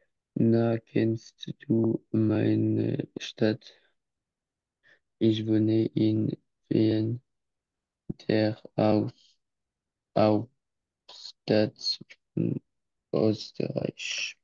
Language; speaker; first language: German; non-native, learner; French